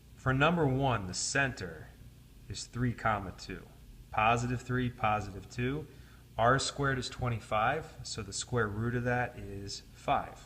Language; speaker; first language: English; native; English